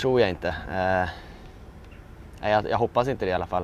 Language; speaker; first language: Swedish; native; Swedish